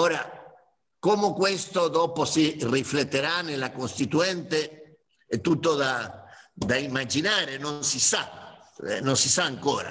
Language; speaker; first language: Italian; non-native, fluent; Spanish